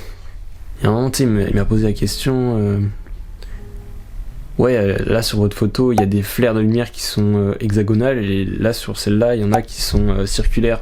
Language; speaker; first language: French; native; French